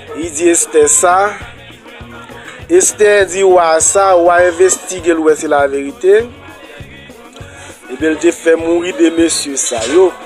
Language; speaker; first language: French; non-native, local second language; Haitian Creole